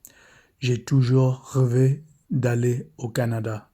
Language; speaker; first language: French; non-native, fluent; English